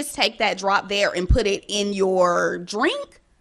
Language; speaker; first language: English; native; English